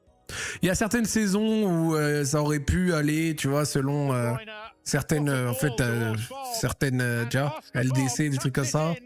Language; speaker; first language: French; native; French